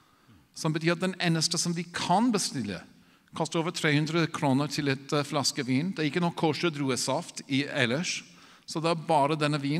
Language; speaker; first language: Norwegian; non-native, fluent; English